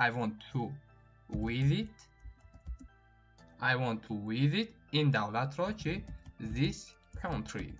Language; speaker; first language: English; non-native, fluent; Tajik